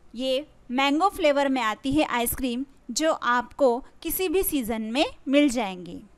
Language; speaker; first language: Hindi; non-native, local second language; Marathi